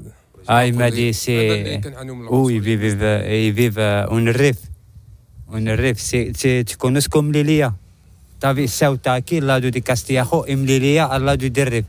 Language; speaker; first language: Spanish; non-native, learner; Arabic